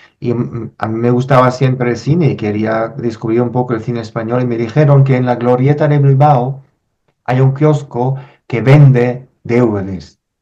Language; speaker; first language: Spanish; non-native, fluent; German